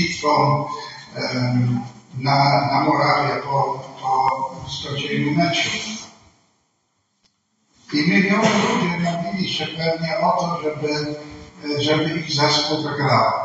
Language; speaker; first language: Polish; non-native, fluent; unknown